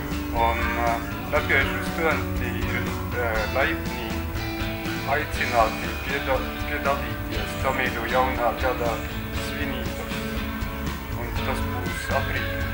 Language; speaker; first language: Latvian; non-native, learner; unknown